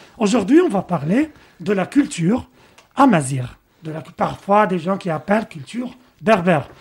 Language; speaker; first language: French; non-native, local second language; Arabic